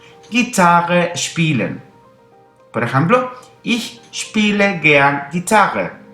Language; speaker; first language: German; non-native, fluent; Spanish